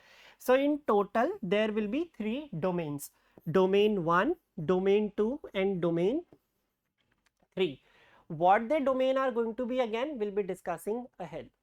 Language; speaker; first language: English; non-native, local second language; Hindi